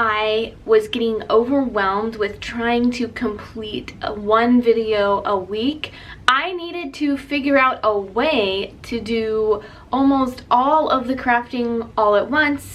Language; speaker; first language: English; native; English